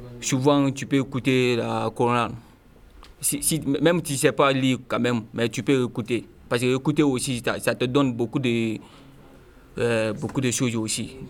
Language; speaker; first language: French; non-native, learner; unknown